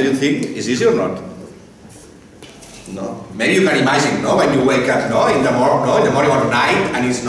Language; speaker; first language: English; non-native, fluent; Catalan